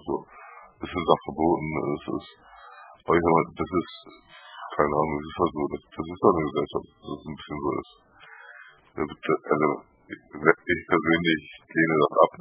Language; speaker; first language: German; native; German